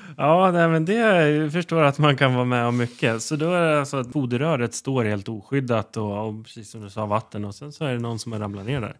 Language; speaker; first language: Swedish; native; Swedish